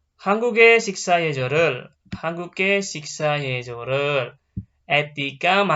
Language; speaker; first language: Korean; non-native, fluent; Indonesian